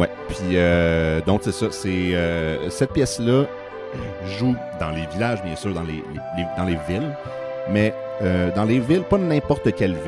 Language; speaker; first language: French; native; French